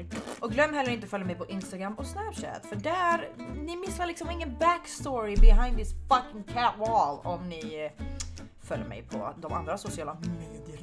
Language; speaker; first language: Swedish; native; Swedish